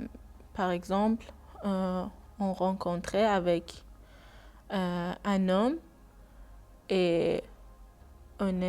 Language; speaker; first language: French; non-native, learner; Persian